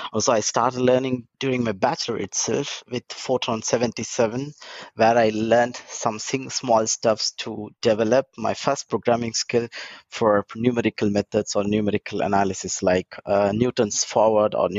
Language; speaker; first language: English; non-native, local second language; Tamil